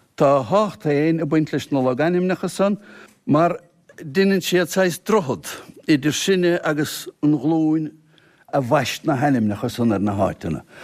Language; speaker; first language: Irish; native; Irish